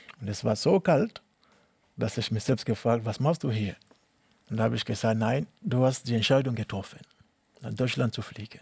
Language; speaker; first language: German; non-native, learner; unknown